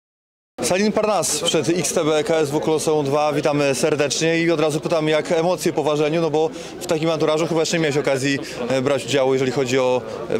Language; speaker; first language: Polish; native; Polish